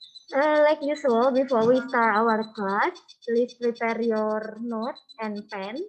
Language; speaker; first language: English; non-native, learner; Indonesian